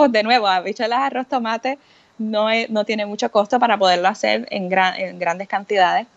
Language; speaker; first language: Spanish; native; Spanish